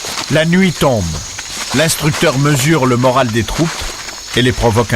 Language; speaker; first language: French; native; French